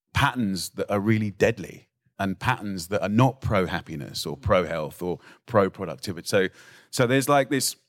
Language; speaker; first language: English; native; English